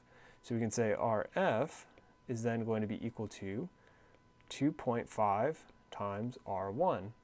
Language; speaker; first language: English; native; English